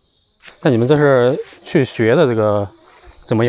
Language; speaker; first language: Chinese; native; Chinese